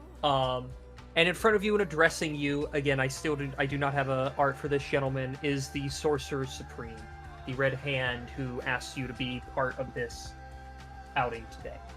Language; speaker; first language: English; native; English